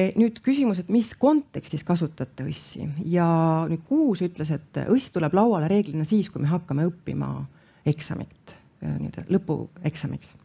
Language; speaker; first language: Estonian; native; Estonian